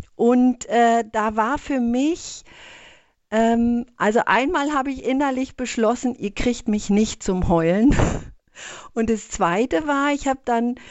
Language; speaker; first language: German; native; German